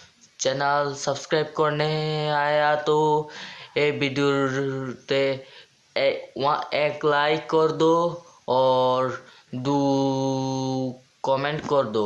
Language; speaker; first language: Hindi; non-native, learner; Bangla